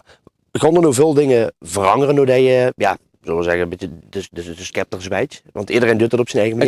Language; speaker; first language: Dutch; native; Dutch